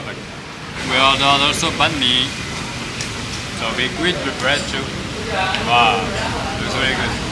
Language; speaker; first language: English; non-native, fluent; French